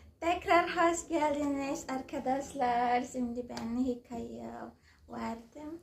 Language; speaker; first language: Turkish; non-native, learner; Indonesian